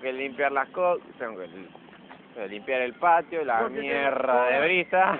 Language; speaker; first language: Spanish; native; Spanish